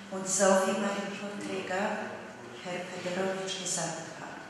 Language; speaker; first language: German; non-native, fluent; Polish